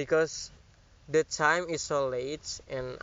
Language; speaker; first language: English; non-native, learner; Indonesian